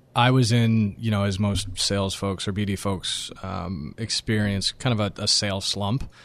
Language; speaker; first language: English; native; English